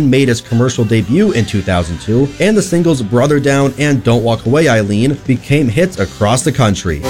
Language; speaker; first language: English; native; English